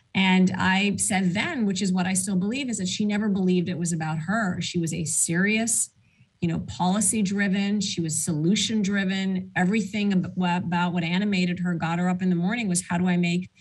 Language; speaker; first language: English; early bilingual, other home language; Arabic